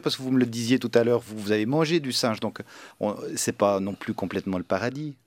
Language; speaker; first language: French; native; French